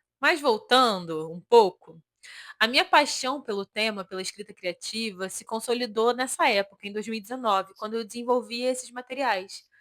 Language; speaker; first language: Portuguese; native; Portuguese